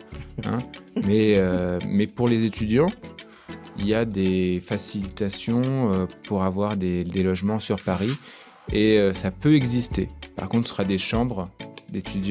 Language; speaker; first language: French; native; French